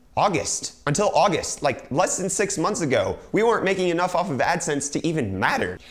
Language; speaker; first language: English; native; English